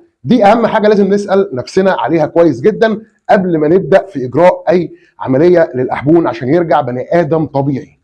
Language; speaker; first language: Arabic; native; Arabic